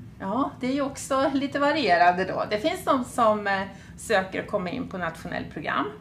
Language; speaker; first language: Swedish; native; Swedish